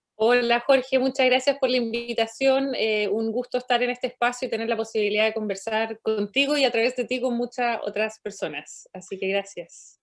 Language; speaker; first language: Spanish; native; Spanish